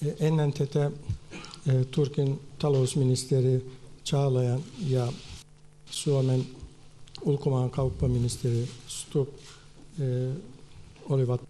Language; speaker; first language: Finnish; non-native, fluent; Turkish